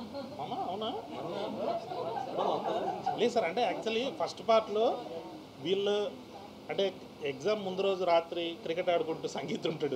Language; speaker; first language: Telugu; native; Telugu